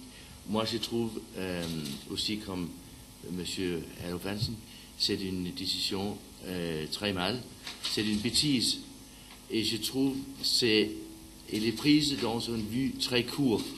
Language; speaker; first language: French; non-native, learner; Danish